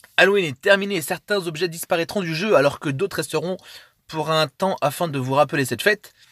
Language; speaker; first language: French; native; French